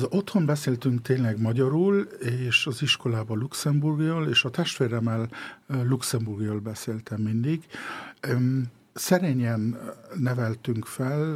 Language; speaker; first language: Hungarian; early bilingual, heritage; Hungarian